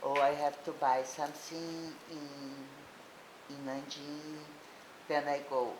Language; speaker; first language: English; non-native, learner; Portuguese